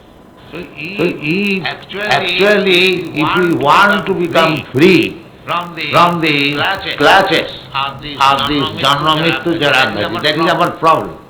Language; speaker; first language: English; non-native, local second language; Bangla